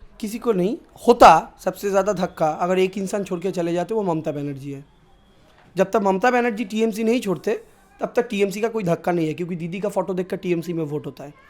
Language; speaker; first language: Hindi; non-native, local second language; Bangla